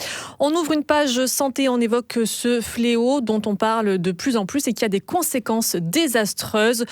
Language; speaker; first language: French; native; French